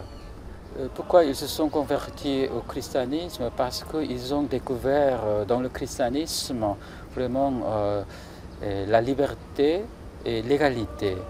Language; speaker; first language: French; non-native, fluent; Korean